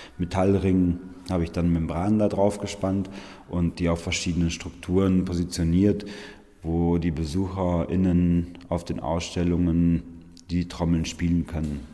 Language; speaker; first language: German; native; German